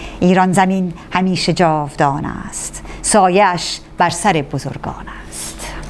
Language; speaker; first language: Persian; native; Persian